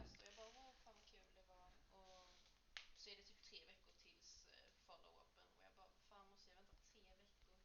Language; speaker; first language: Swedish; native; Swedish